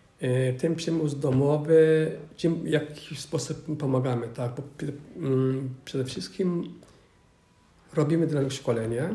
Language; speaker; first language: Polish; non-native, fluent; Somali